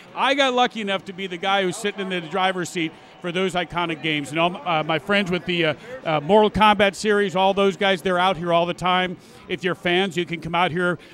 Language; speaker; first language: English; native; English